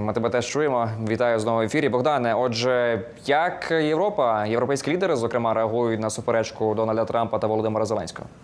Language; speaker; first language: Ukrainian; native; Ukrainian